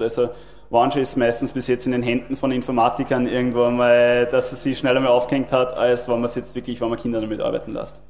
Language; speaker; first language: German; native; German